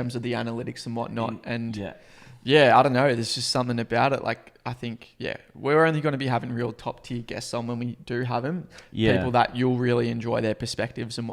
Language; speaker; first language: English; native; English